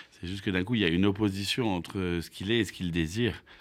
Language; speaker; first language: French; native; French